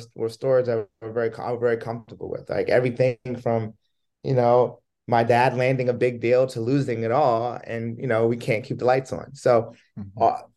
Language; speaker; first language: English; native; English